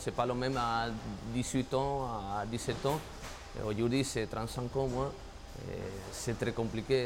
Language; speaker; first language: French; non-native, learner; Spanish